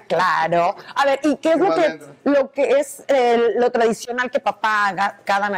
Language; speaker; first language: Spanish; native; Spanish